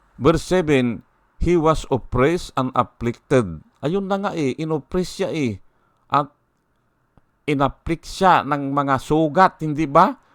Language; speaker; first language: Filipino; native; Filipino